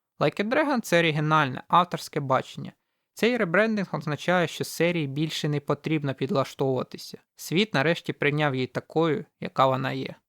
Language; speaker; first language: Ukrainian; native; Ukrainian